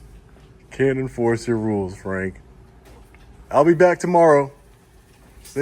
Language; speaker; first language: English; native; English